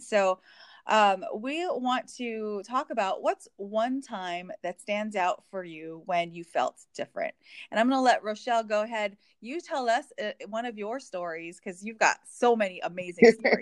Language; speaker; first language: English; native; English